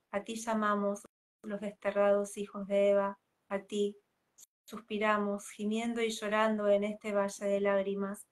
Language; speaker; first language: Spanish; native; Spanish